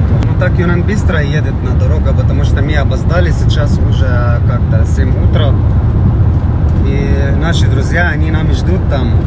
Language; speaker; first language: Russian; non-native, learner; Arabic